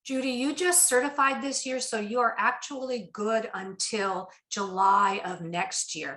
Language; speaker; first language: English; native; English